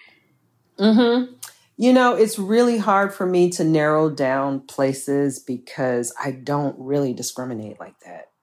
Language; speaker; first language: English; native; English